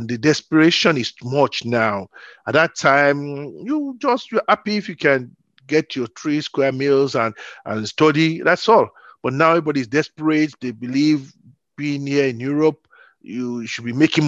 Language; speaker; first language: English; non-native, local second language; Yoruba